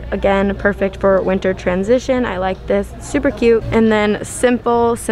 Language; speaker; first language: English; native; English